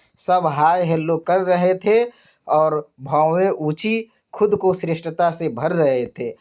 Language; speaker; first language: Hindi; native; Hindi